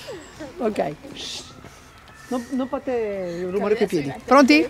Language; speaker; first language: Italian; native; Italian